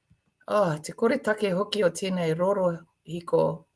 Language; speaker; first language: Māori; non-native, local second language; English